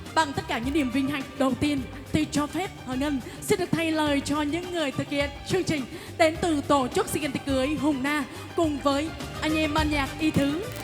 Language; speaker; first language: Vietnamese; non-native, local second language; Jarai